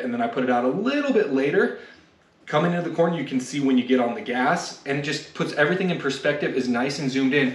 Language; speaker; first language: English; native; English